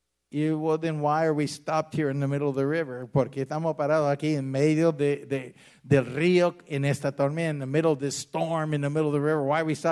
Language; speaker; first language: English; native; English